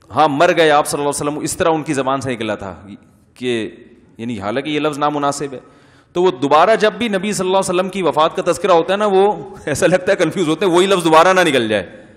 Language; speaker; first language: Urdu; native; Urdu